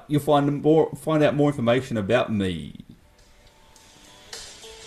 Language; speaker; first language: English; native; English